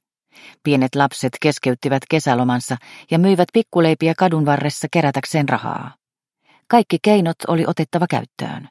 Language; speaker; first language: Finnish; native; Finnish